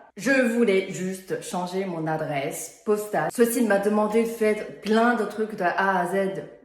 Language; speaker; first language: French; non-native, fluent; Chinese